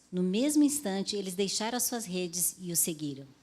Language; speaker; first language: Portuguese; native; Portuguese